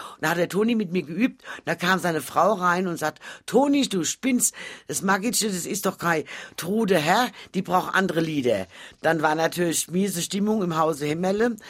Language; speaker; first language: German; native; German